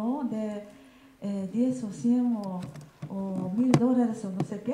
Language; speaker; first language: Spanish; non-native, learner; Japanese